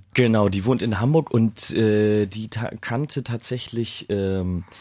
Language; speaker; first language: German; native; German